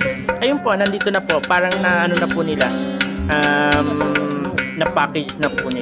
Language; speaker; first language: Filipino; native; Filipino